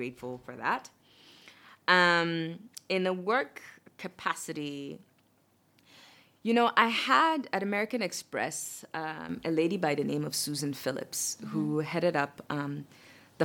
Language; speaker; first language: English; non-native, fluent; French